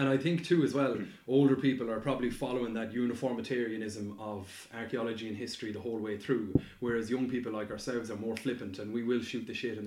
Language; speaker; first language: English; native; English